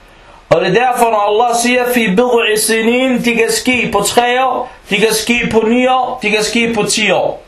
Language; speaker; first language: Danish; early bilingual, other home language; Arabic